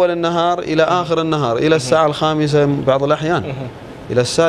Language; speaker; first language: Arabic; native; Arabic